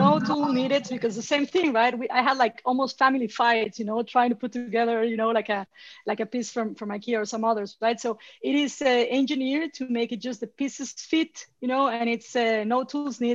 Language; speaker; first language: English; non-native, fluent; Spanish